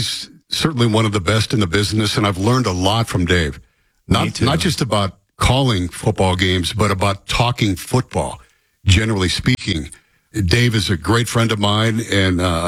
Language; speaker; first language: English; native; English